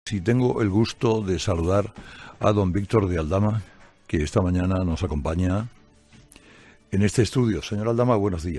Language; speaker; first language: Spanish; native; Spanish